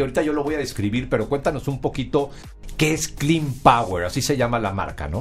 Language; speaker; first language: Spanish; native; Spanish